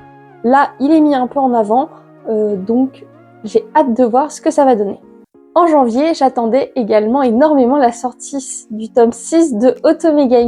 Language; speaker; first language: French; native; French